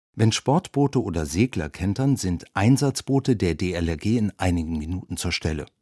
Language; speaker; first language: German; native; German